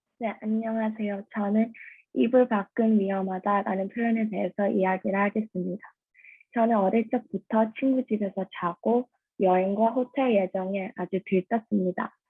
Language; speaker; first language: Korean; early bilingual, heritage; Korean